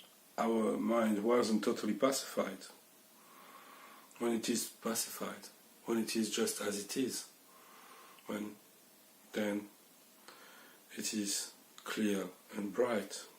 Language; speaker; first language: English; non-native, fluent; French